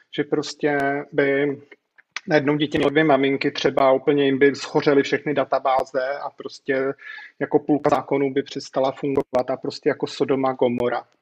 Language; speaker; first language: Czech; native; Czech